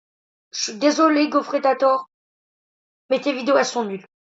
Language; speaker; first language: French; native; French